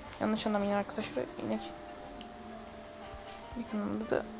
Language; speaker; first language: Turkish; native; Turkish